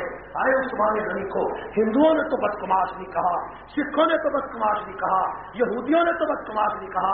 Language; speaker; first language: Urdu; native; Urdu